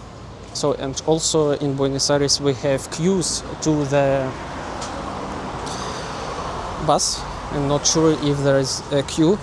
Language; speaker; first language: English; non-native, learner; Russian